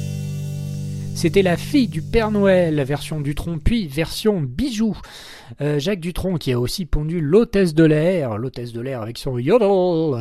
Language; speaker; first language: French; native; French